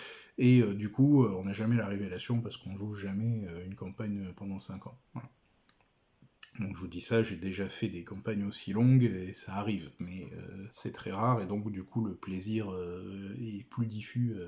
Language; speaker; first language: French; native; French